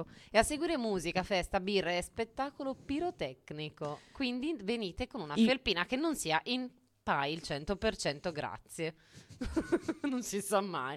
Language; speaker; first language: Italian; native; Italian